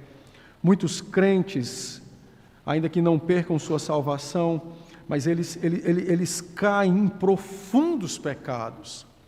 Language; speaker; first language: Portuguese; native; Portuguese